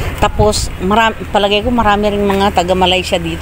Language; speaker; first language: Filipino; native; Filipino